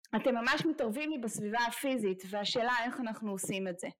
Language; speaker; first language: Hebrew; native; Hebrew